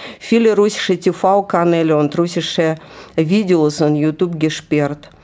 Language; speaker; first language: German; non-native, fluent; Russian